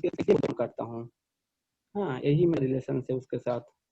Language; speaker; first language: Hindi; non-native, local second language; Bangla